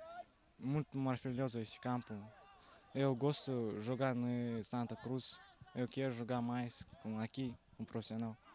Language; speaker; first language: Portuguese; non-native, learner; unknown